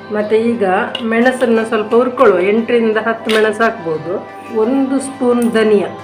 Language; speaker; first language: Kannada; non-native, local second language; Tulu